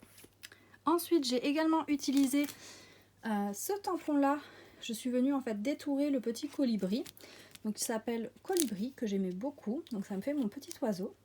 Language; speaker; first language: French; native; French